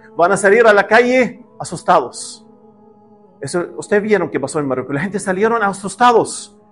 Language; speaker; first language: Spanish; non-native, learner; Arabic